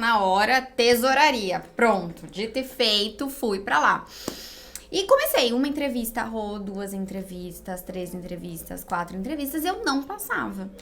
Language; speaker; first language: Portuguese; native; Portuguese